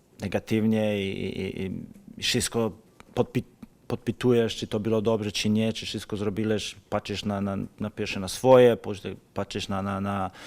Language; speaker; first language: Polish; non-native, fluent; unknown